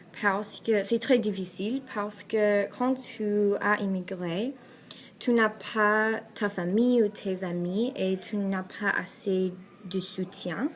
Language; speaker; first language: French; non-native, learner; Persian